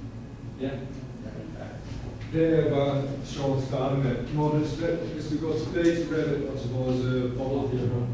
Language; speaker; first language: Danish; non-native, fluent; English